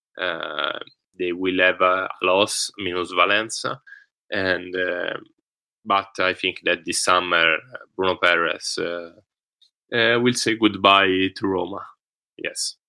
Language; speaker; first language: English; non-native, learner; Italian